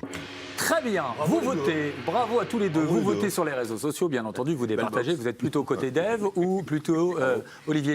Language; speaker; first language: French; native; French